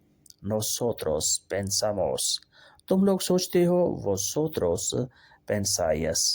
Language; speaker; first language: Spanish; non-native, learner; Urdu